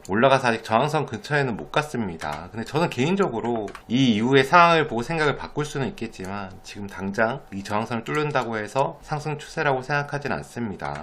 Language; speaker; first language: Korean; native; Korean